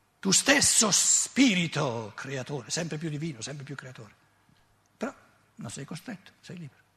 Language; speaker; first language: Italian; native; Italian